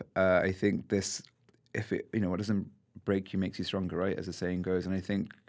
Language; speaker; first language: English; native; English